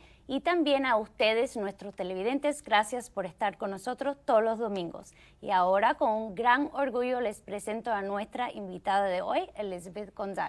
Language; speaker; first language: Spanish; early bilingual, heritage; Spanish